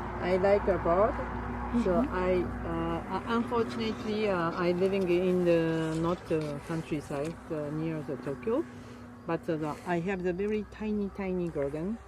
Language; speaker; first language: English; non-native, learner; Japanese